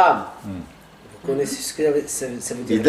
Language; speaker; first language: French; non-native, local second language; Arabic